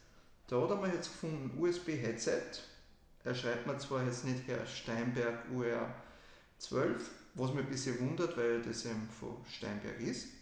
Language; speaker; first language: German; native; German